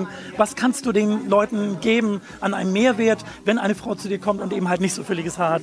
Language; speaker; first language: German; native; German